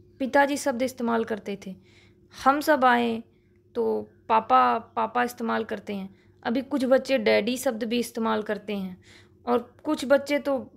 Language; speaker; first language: Hindi; native; Hindi